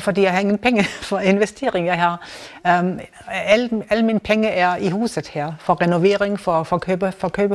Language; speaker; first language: Danish; non-native, learner; German